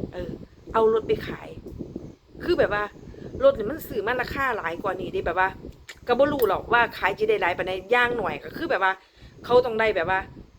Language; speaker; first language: Thai; native; Thai